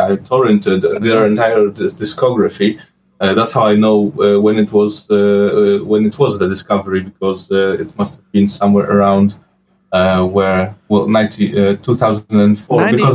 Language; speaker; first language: English; non-native, fluent; Polish